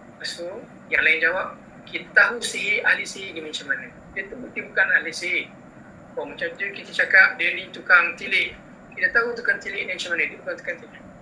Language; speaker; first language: Malay; native; Malay